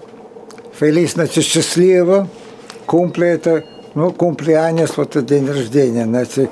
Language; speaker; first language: Russian; early bilingual, heritage; Russian